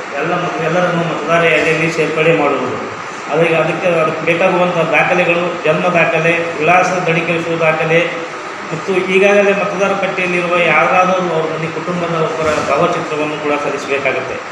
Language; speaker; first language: Kannada; native; Kannada